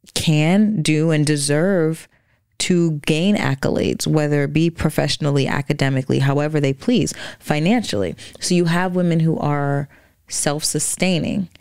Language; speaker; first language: English; native; English